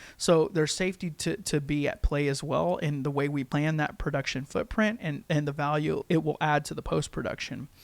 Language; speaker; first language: English; native; English